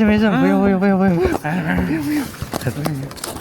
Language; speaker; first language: Chinese; non-native, learner; Indonesian